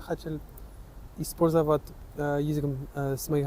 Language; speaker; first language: Russian; non-native, learner; French